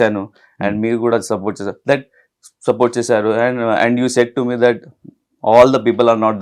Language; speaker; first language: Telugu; non-native, learner; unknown